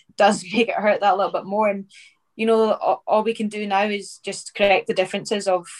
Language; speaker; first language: English; native; English